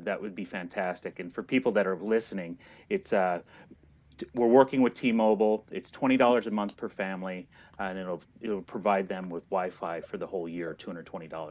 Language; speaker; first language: English; native; English